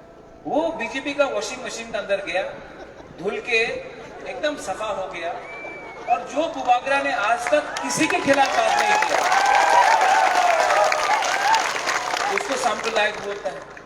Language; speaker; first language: Hindi; non-native, local second language; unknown